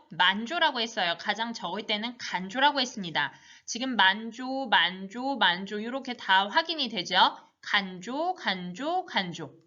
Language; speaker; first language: Korean; native; Korean